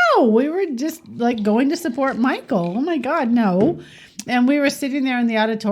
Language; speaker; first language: English; native; English